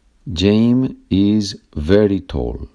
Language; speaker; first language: English; non-native, fluent; Spanish